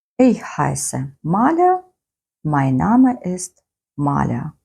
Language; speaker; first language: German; non-native, fluent; Ukrainian